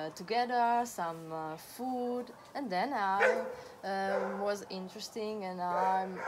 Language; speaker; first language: English; non-native, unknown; Italian